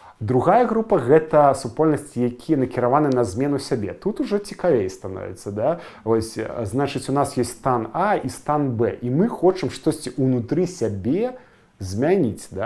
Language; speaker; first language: Belarusian; native; Belarusian